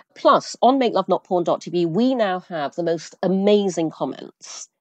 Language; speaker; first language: English; early bilingual, other home language; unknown